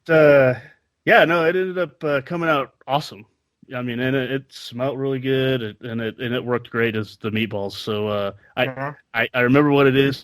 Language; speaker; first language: English; native; English